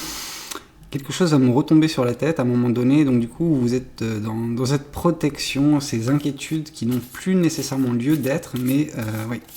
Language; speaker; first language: French; native; French